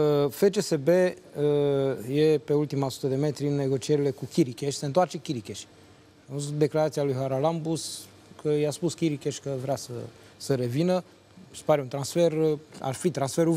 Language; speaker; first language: Romanian; native; Romanian